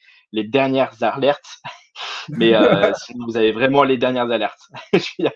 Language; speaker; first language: French; native; French